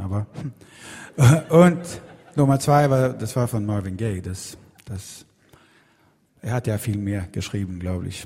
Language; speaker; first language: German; non-native, learner; Swedish